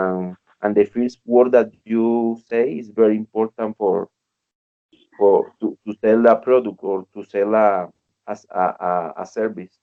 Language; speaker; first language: English; non-native, learner; Spanish